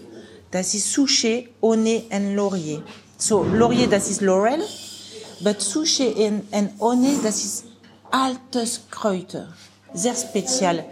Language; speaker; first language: German; non-native, learner; French